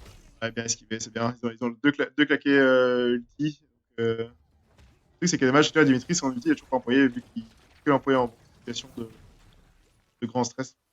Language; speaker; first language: French; native; French